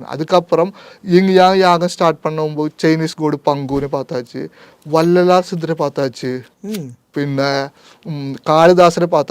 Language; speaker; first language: Tamil; non-native, local second language; Malayalam